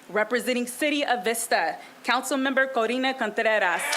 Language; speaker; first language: English; non-native, fluent; Spanish